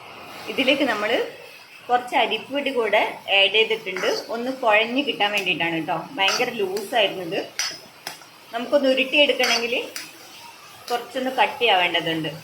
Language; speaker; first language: Malayalam; native; Malayalam